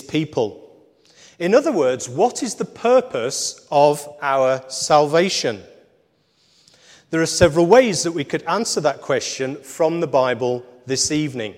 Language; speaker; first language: English; native; English